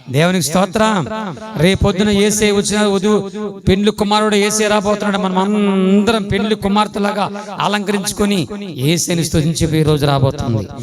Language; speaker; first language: Telugu; non-native, local second language; Lambadi